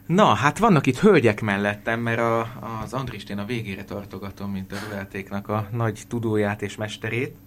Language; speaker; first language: Hungarian; native; Hungarian